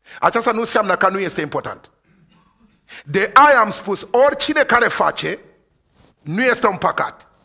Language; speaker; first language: Romanian; non-native, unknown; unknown